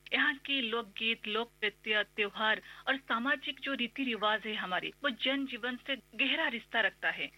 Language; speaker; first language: Hindi; non-native, local second language; Odia